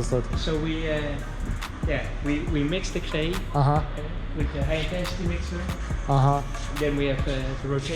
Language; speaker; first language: English; non-native, fluent; Dutch